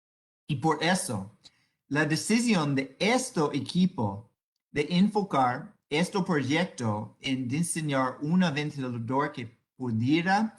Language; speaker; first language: Spanish; non-native, fluent; English